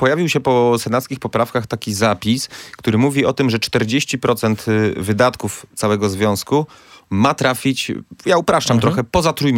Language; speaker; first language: Polish; native; Polish